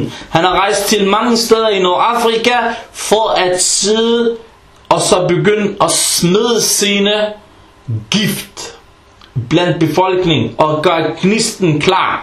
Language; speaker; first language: Danish; early bilingual, other home language; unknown